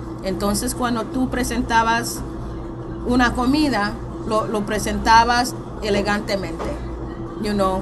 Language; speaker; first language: Spanish; native; Spanish